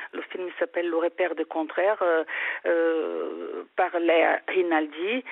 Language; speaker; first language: French; non-native, fluent; Portuguese